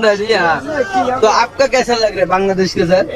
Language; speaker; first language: Hindi; non-native, learner; Bangla